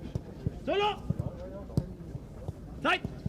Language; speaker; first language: German; non-native, learner; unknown